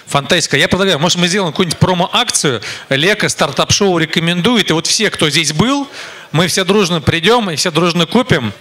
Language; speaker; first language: Russian; native; Russian